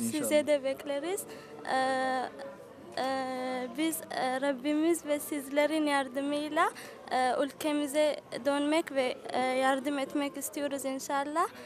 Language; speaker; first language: Turkish; non-native, learner; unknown